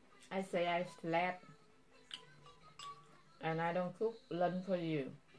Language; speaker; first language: English; non-native, learner; Vietnamese